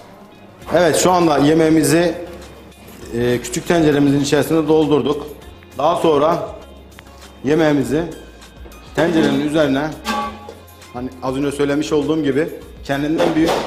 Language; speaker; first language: Turkish; native; Turkish